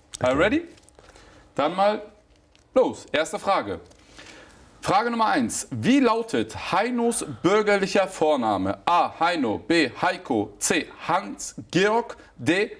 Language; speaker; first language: German; early bilingual, other home language; Turkish